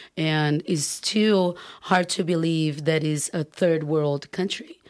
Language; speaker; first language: English; non-native, fluent; Portuguese